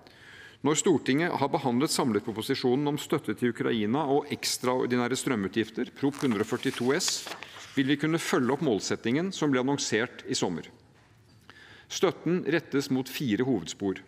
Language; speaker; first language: Norwegian; native; Norwegian